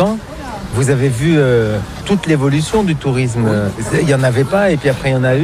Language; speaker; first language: French; native; French